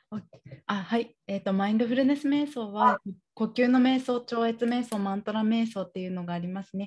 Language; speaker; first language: Japanese; native; Japanese